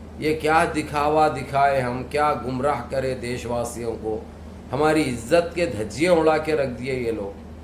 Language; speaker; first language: Urdu; native; Urdu